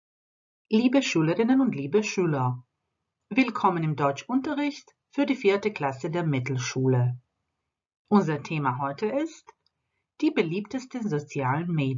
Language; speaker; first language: German; non-native, fluent; Croatian